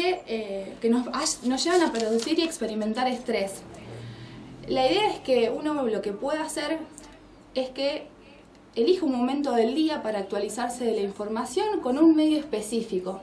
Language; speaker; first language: Spanish; native; Spanish